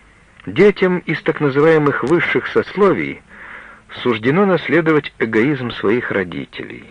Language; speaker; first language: Russian; native; Russian